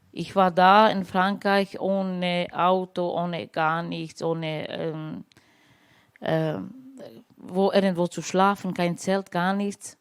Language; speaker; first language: German; non-native, learner; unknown